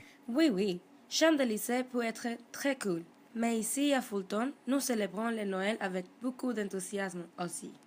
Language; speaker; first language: French; non-native, learner; English